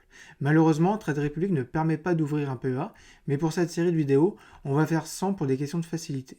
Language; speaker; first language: French; native; French